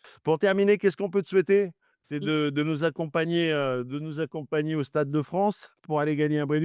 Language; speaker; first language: French; native; French